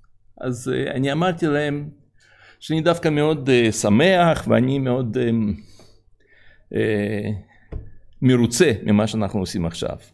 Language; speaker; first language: Hebrew; non-native, fluent; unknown